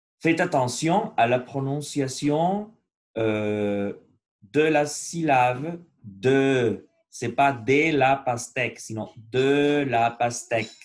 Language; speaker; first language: French; non-native, learner; Spanish